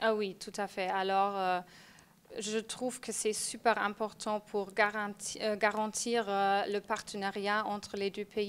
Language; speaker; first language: French; non-native, fluent; German